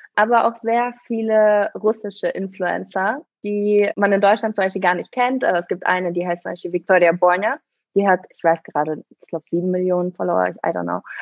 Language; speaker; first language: German; native; German